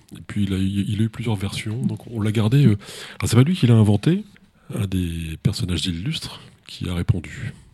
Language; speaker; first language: French; native; French